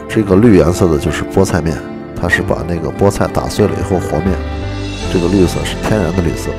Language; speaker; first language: Chinese; native; Chinese